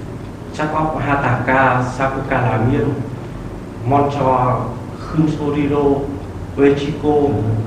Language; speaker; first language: Korean; non-native, learner; Vietnamese